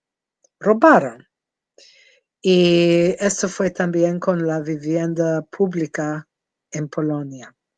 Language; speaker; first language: Spanish; non-native, fluent; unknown